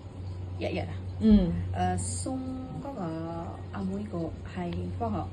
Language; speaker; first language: Chinese; non-native, learner; Indonesian